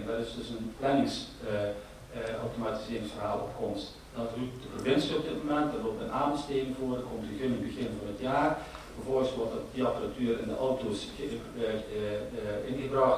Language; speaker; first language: Dutch; native; Dutch